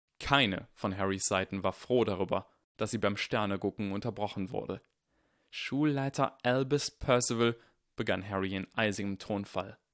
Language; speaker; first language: German; native; German